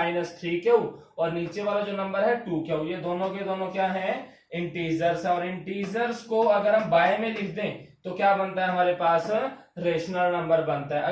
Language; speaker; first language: Hindi; native; Hindi